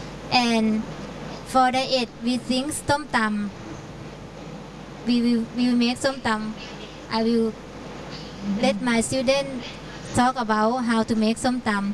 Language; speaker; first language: English; non-native, learner; Thai